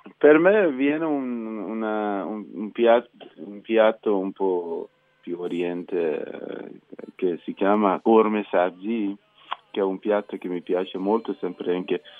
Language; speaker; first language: Italian; non-native, fluent; Persian